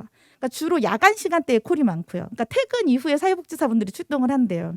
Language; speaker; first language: Korean; native; Korean